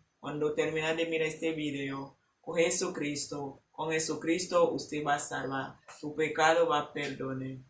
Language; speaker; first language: Spanish; non-native, learner; Haitian Creole